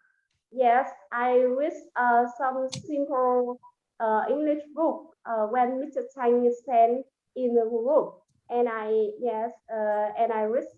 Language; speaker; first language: English; non-native, learner; Vietnamese